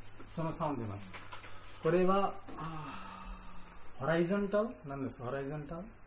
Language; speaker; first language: Japanese; non-native, learner; Bangla